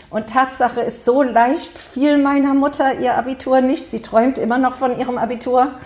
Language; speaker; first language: German; early bilingual, heritage; German